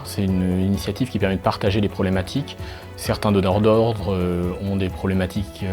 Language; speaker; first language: French; native; French